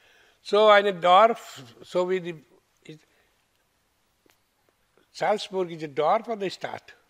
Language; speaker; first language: German; non-native, fluent; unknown